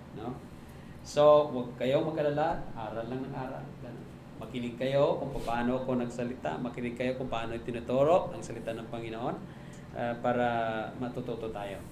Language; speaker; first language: Filipino; non-native, local second language; Cebuano